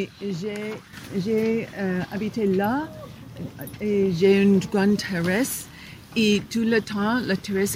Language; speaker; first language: French; non-native, learner; English